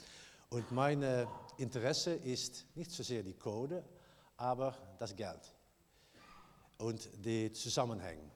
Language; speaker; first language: German; non-native, learner; Dutch